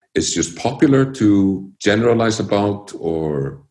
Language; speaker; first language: English; early bilingual, other home language; Icelandic